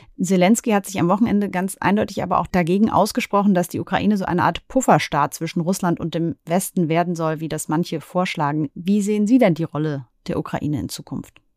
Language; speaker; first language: German; native; German